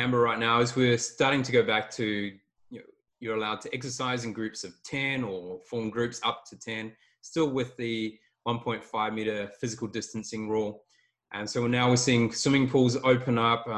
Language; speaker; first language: English; native; English